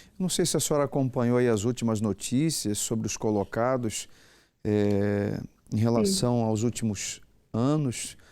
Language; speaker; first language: Portuguese; native; Portuguese